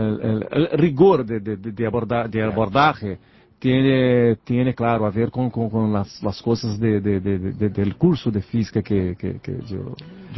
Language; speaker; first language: Spanish; non-native, learner; Portuguese